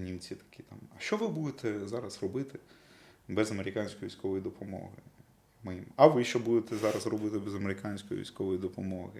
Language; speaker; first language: Ukrainian; non-native, local second language; Russian